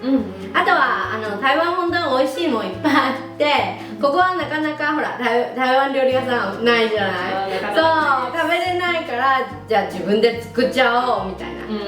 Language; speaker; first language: Japanese; non-native, fluent; Chinese